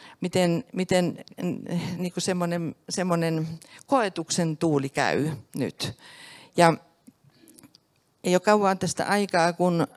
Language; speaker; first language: Finnish; native; Finnish